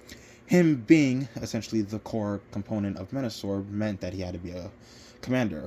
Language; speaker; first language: English; native; English